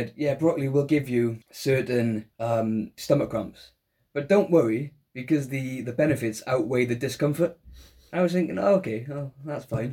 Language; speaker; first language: English; native; English